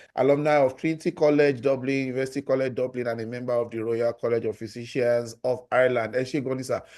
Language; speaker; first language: English; non-native, local second language; Yoruba